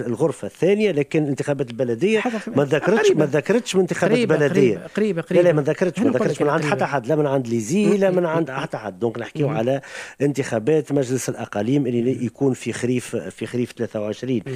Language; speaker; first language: Arabic; native; Arabic